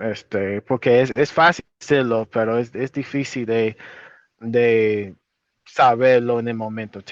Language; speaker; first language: Spanish; non-native, fluent; English